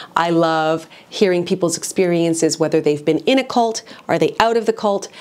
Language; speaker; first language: English; native; English